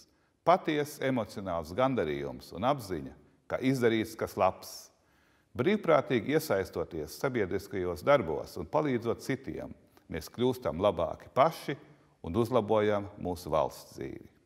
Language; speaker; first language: Latvian; native; Latvian